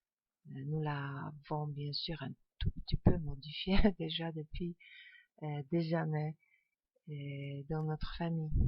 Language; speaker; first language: French; non-native, fluent; Polish